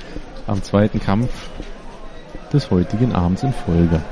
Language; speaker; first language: German; native; German